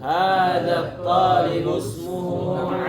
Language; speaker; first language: Arabic; non-native, learner; Indonesian